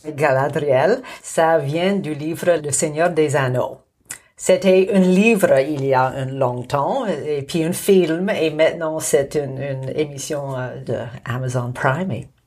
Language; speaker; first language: French; non-native, local second language; English